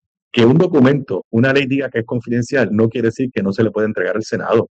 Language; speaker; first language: Spanish; native; Spanish